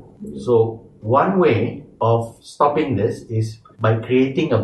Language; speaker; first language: English; non-native, local second language; Malay